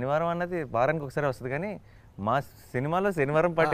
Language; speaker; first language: Telugu; native; Telugu